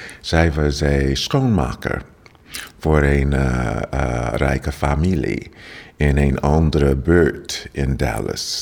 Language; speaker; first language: Dutch; non-native, learner; English